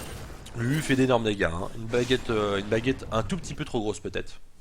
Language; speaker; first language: French; native; French